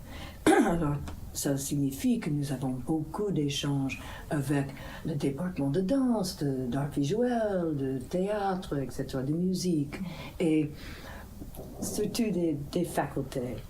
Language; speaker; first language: French; non-native, fluent; English